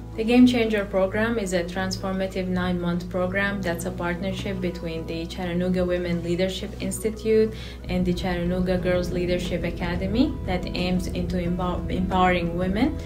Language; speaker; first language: English; non-native, fluent; Arabic